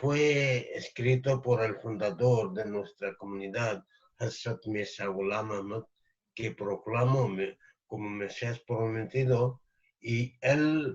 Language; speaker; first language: Spanish; non-native, learner; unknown